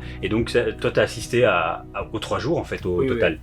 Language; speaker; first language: French; native; French